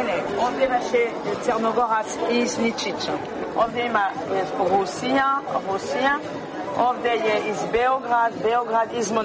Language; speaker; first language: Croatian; non-native, learner; French